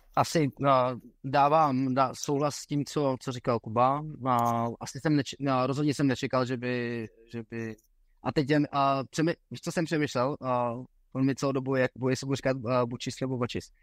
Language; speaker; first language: Czech; native; Czech